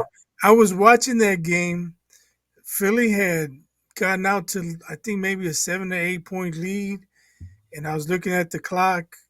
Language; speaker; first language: English; native; English